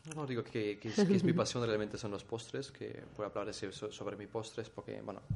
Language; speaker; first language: Spanish; non-native, fluent; German